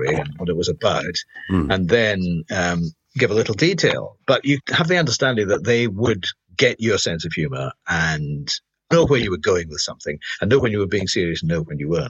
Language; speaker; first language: English; native; English